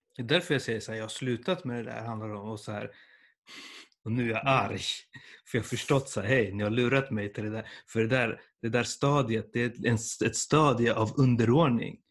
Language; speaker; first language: Swedish; early bilingual, other home language; Persian